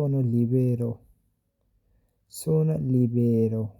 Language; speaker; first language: Italian; non-native, fluent; Bangla